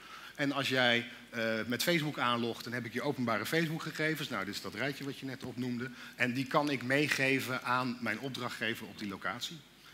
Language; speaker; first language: Dutch; native; Dutch